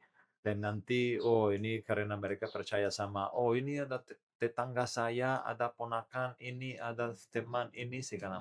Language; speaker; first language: Indonesian; non-native, learner; Italian